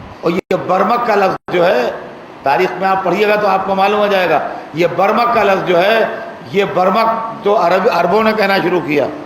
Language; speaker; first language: Urdu; native; Urdu